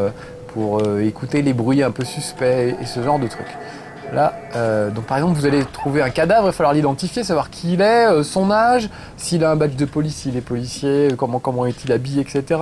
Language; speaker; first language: French; native; French